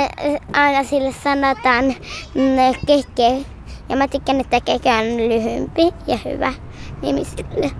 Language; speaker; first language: Finnish; non-native, learner; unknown